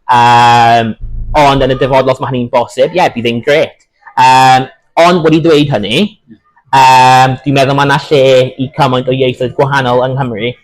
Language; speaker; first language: Welsh; non-native, local second language; English